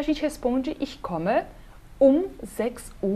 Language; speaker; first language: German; non-native, fluent; Portuguese